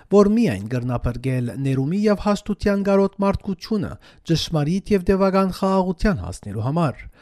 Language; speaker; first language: Armenian; native; Armenian